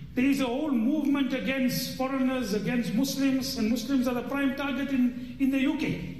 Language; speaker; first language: English; early bilingual, other home language; Urdu